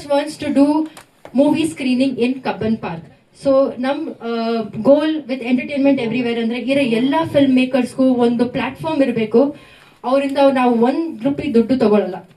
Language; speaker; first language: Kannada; non-native, local second language; Tamil